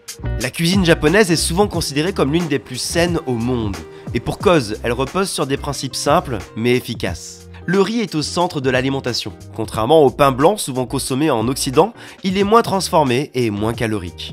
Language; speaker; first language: French; native; French